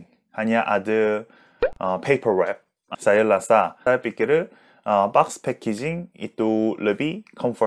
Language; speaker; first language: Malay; non-native, learner; Korean